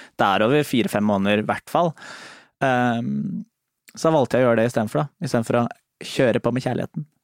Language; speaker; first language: Norwegian; native; Norwegian